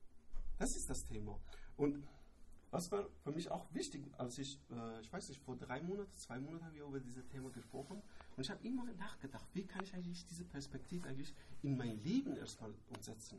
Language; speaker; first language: German; non-native, learner; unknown